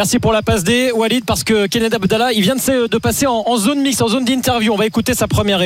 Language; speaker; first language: French; native; French